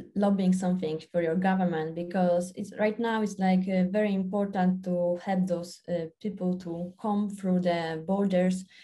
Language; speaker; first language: English; non-native, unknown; Polish